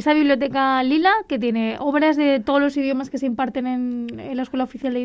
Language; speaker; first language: Spanish; native; Spanish